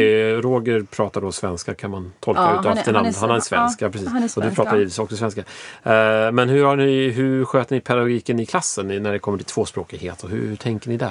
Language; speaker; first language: Swedish; native; Swedish